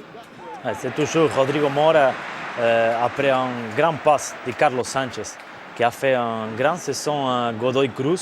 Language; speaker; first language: French; non-native, fluent; Spanish